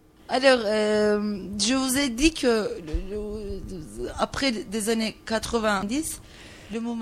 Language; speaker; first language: French; non-native, fluent; Turkish